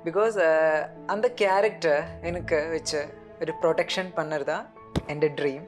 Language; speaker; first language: Tamil; non-native, learner; Malayalam